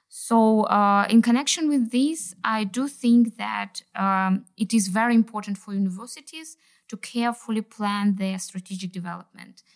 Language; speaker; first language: English; non-native, fluent; Kazakh